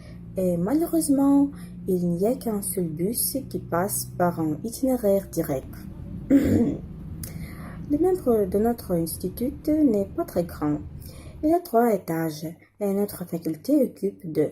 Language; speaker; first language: French; non-native, fluent; Russian